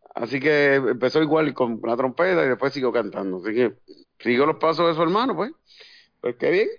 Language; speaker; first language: Spanish; native; Spanish